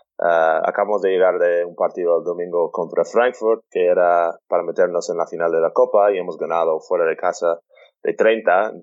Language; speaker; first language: Spanish; non-native, fluent; English